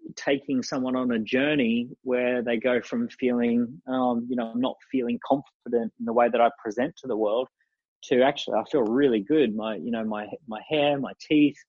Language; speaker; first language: English; native; English